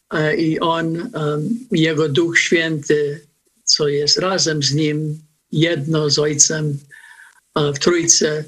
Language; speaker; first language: Polish; early bilingual, heritage; Polish